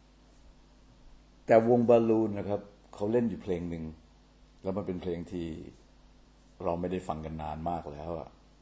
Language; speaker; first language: Thai; native; Thai